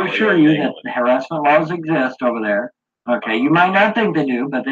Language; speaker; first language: English; native; English